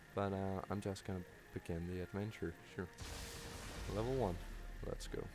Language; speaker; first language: English; non-native, fluent; Danish